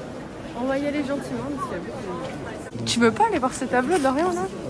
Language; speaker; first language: French; native; French